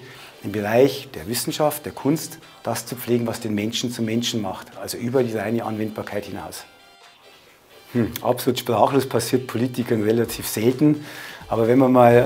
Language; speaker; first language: German; native; German